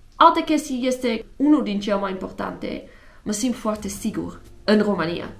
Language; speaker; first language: Romanian; non-native, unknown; Dutch